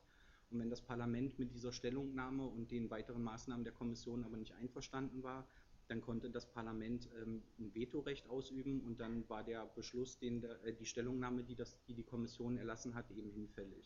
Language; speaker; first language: German; native; German